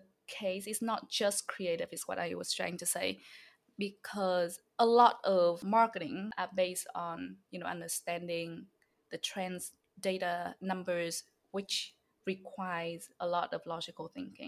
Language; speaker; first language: English; non-native, fluent; Vietnamese